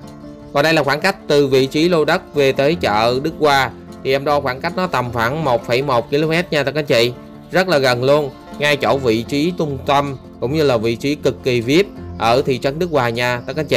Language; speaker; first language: Vietnamese; native; Vietnamese